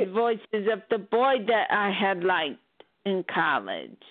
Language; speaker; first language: English; native; English